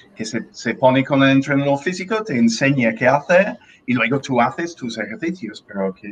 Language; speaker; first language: Spanish; non-native, fluent; English